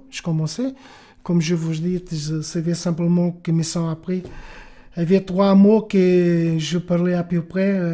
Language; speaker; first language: French; non-native, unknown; Portuguese